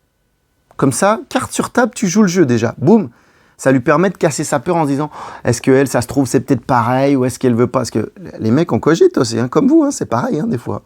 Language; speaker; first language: French; native; French